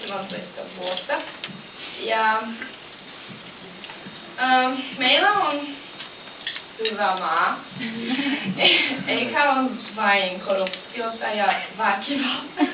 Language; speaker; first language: Finnish; non-native, learner; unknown